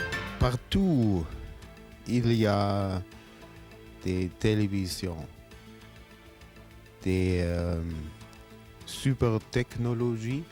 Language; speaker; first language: French; non-native, learner; German